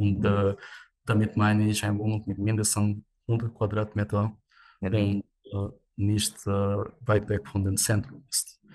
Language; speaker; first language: German; non-native, fluent; Albanian